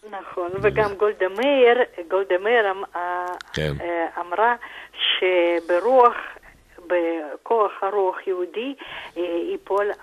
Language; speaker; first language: Hebrew; non-native, fluent; Russian